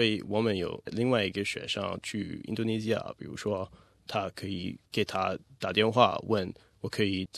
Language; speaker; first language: Chinese; non-native, fluent; English